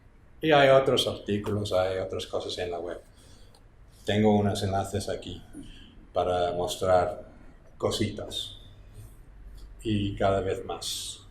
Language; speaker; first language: Spanish; non-native, fluent; English